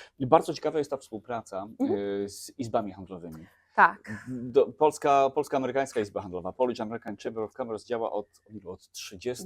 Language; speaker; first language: Polish; native; Polish